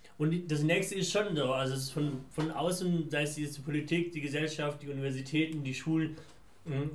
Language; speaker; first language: German; early bilingual, other home language; Persian